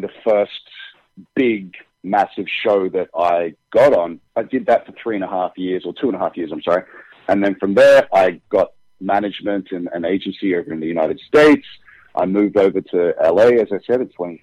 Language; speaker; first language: English; native; English